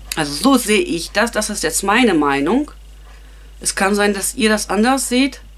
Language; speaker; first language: German; non-native, fluent; Russian